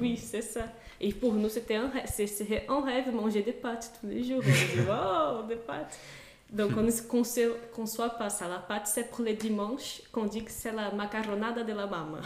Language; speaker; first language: French; non-native, fluent; Portuguese